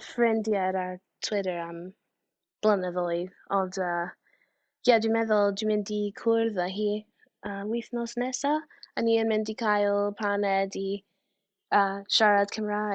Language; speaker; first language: Welsh; non-native, fluent; English